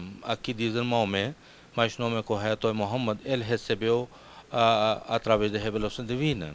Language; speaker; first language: Portuguese; non-native, fluent; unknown